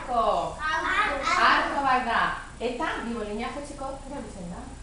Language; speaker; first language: Basque; non-native, local second language; Spanish